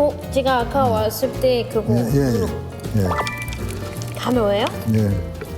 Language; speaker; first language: Korean; non-native, fluent; French